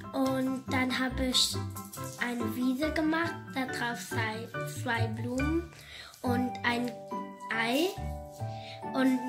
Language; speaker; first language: German; early bilingual, other home language; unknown